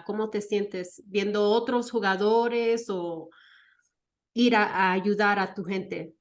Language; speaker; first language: Spanish; early bilingual, heritage; Spanish